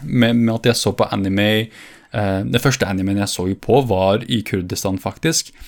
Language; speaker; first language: Norwegian; early bilingual, other home language; Kurdish